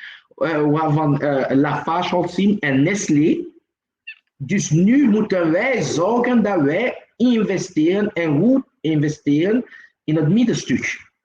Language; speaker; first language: Dutch; non-native, local second language; French